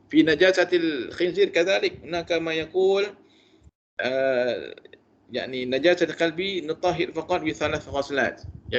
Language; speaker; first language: Arabic; non-native, fluent; Malay